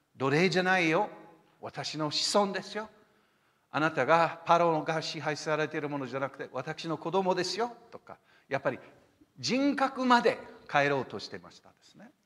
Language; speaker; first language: Japanese; non-native, fluent; English